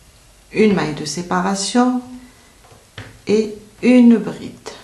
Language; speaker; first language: French; native; French